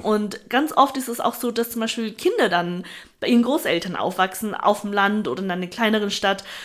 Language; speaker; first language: German; early bilingual, other home language; Chinese